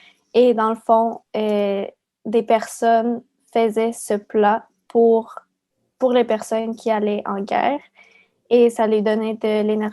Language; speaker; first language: French; early bilingual, other home language; Spanish